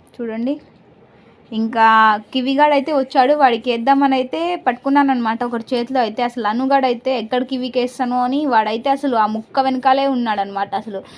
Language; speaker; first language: Telugu; native; Telugu